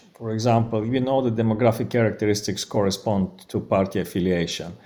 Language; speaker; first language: English; non-native, fluent; Bulgarian